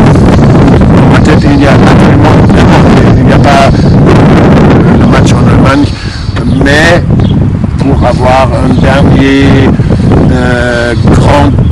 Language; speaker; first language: French; non-native, fluent; German